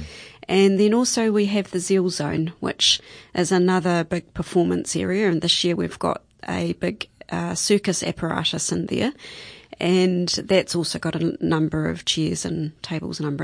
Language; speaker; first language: English; native; English